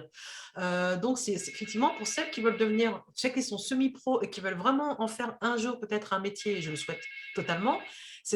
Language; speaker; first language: French; native; French